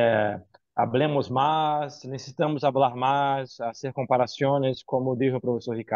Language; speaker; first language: Spanish; non-native, learner; Portuguese